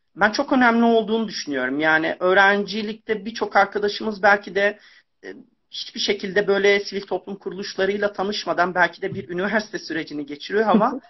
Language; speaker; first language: Turkish; native; Turkish